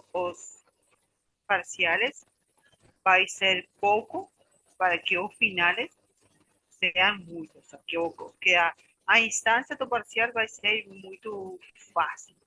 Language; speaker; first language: Portuguese; non-native, learner; Spanish